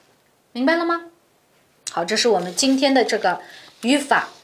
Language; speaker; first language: Chinese; non-native, local second language; Uyghur